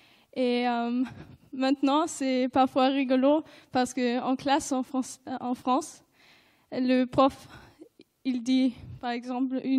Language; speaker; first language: French; non-native, fluent; German